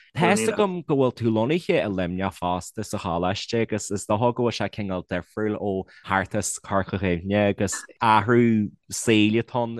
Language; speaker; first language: Irish; native; Irish